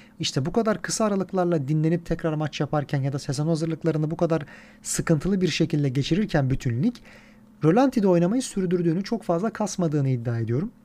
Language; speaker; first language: Turkish; native; Turkish